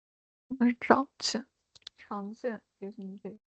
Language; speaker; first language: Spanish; non-native, fluent; Chinese